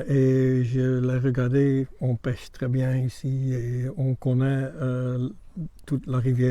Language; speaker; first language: French; non-native, learner; Dutch